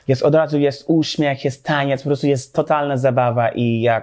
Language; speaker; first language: Polish; non-native, learner; English